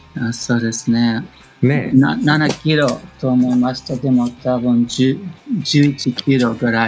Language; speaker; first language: Japanese; non-native, learner; English